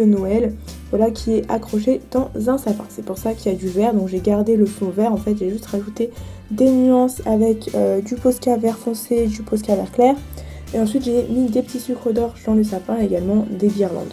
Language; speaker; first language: French; native; French